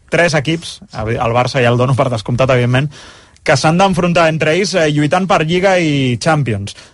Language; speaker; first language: Catalan; native; Catalan